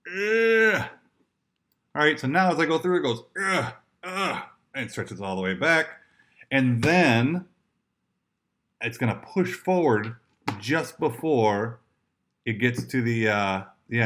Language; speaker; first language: English; native; English